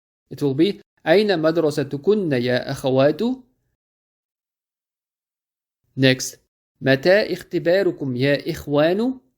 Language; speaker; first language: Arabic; non-native, fluent; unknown